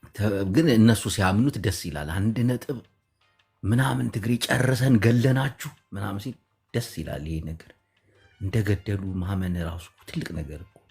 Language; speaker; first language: Amharic; non-native, local second language; Tigrinya